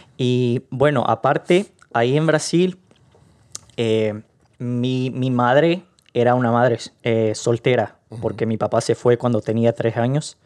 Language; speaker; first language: Spanish; non-native, fluent; Portuguese